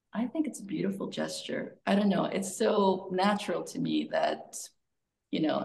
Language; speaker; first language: English; early bilingual, other home language; Korean